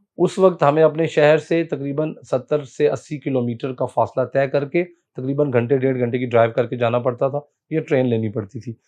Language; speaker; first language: Urdu; native; Urdu